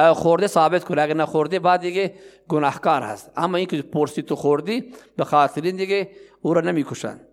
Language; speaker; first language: Persian; non-native, local second language; Baluchi